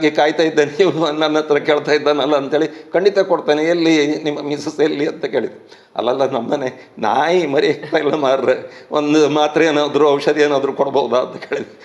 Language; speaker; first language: Kannada; native; Kannada